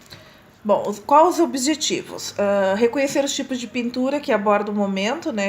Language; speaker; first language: Portuguese; native; Portuguese